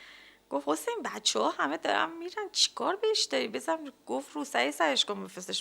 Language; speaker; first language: Persian; native; Persian